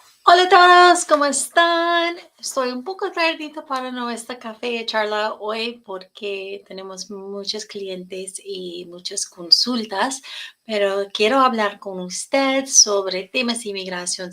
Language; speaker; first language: Spanish; non-native, learner; English